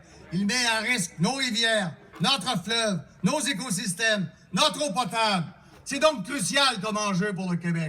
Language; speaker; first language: French; native; French